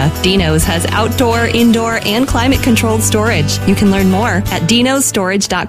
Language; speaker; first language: English; native; English